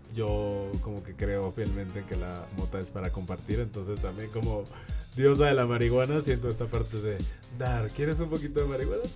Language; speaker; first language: Spanish; native; Spanish